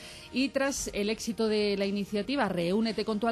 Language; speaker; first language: Spanish; native; Spanish